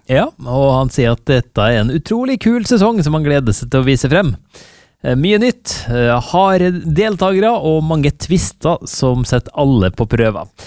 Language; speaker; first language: Norwegian; native; Norwegian